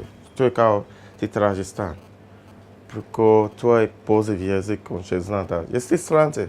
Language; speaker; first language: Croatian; non-native, learner; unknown